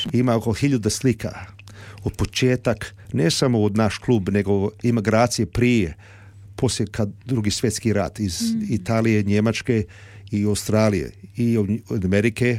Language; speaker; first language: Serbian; early bilingual, heritage; Serbian